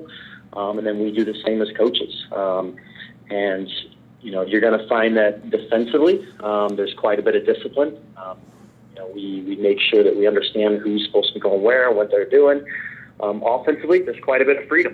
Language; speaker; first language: English; native; English